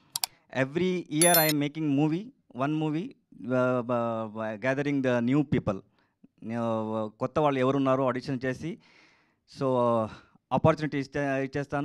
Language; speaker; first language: Telugu; non-native, learner; Kannada